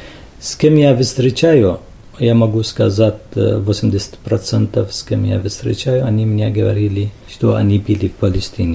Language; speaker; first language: Russian; non-native, fluent; Arabic